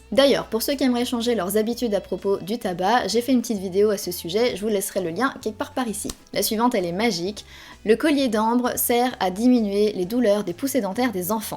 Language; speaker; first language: French; native; French